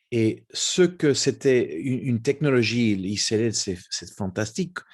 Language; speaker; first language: French; non-native, fluent; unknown